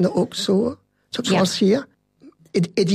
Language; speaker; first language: Dutch; non-native, local second language; French